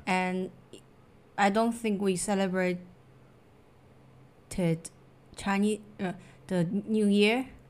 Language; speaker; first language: English; non-native, fluent; Chinese